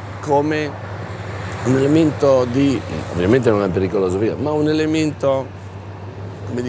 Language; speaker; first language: Italian; native; Italian